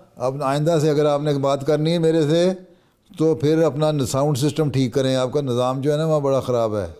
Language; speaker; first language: Urdu; native; Urdu